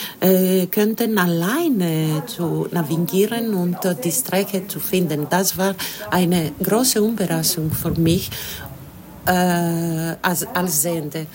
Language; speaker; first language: German; non-native, learner; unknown